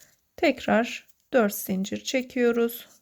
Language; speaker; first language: Turkish; native; Turkish